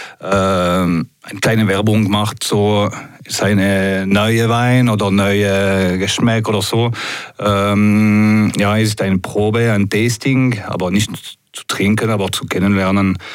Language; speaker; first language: German; non-native, local second language; French